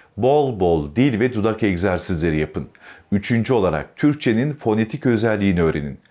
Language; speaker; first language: Turkish; native; Turkish